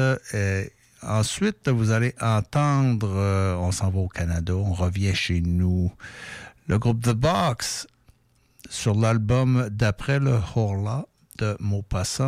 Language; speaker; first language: French; native; French